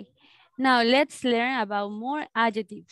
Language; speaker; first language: English; non-native, learner; Spanish